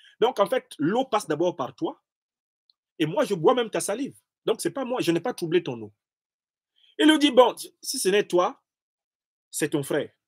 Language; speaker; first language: French; non-native, local second language; Basaa